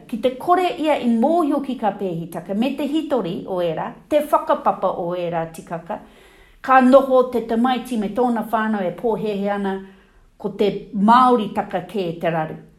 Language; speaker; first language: Māori; non-native, local second language; English